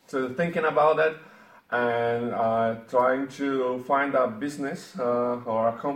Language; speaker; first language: English; non-native, learner; Portuguese